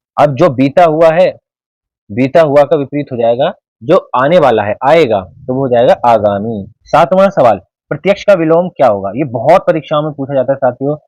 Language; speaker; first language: Hindi; native; Hindi